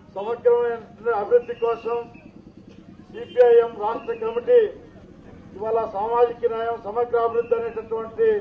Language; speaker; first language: Telugu; native; Telugu